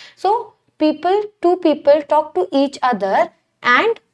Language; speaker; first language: English; non-native, local second language; Hindi